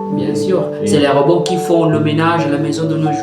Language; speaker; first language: French; non-native, learner; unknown